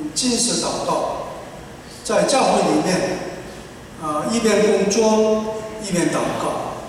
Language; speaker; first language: Chinese; non-native, fluent; Korean